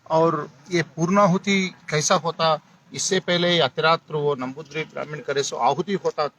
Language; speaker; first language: Hindi; non-native, local second language; Telugu